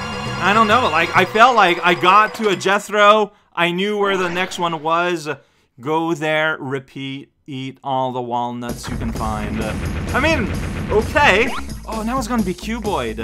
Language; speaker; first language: English; native; English